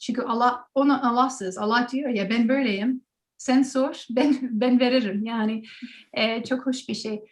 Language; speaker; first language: Turkish; non-native, learner; English